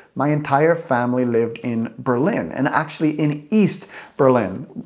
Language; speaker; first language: English; native; English